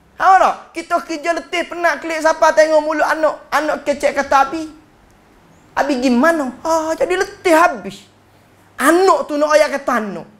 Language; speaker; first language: Malay; native; Malay